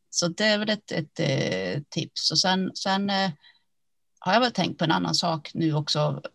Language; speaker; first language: Swedish; early bilingual, other home language; Finnish